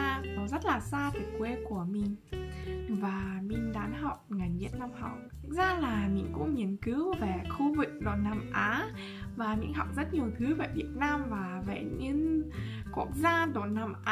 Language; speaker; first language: Vietnamese; non-native, fluent; Russian